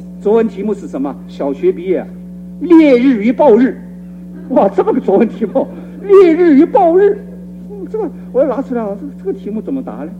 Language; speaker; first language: Chinese; non-native, local second language; Cantonese